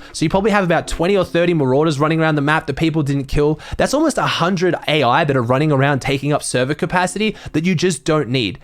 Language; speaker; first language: English; native; English